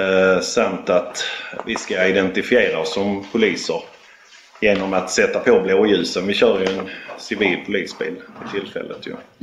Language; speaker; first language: Swedish; native; Swedish